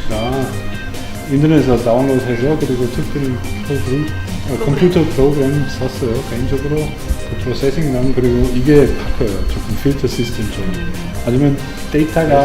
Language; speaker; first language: Korean; non-native, learner; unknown